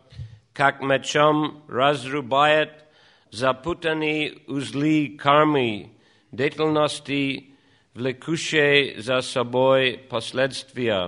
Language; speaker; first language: Russian; non-native, fluent; English